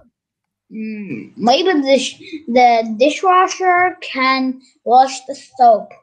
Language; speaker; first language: English; non-native, learner; Turkish